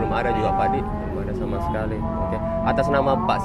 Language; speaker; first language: Indonesian; native; Indonesian